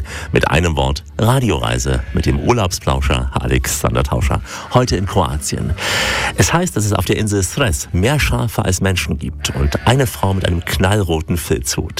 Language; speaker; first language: German; native; German